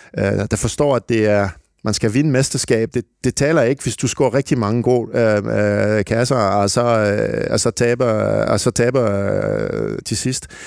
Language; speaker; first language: Danish; non-native, fluent; French